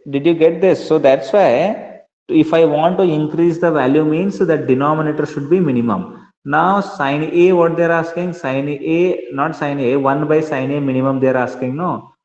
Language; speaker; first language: English; non-native, local second language; Kannada